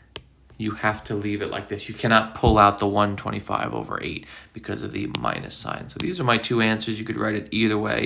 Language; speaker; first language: English; native; English